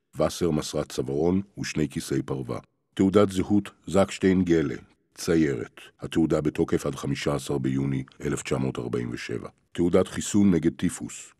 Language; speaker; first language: Hebrew; native; Hebrew